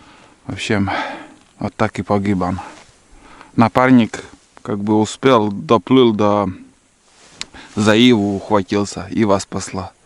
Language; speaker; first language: Russian; native; Russian